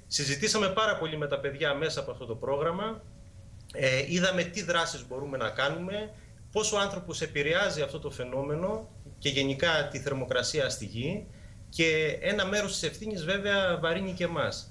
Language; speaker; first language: Greek; native; Greek